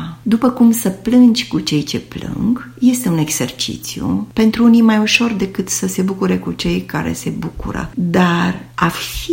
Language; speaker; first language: Romanian; native; Romanian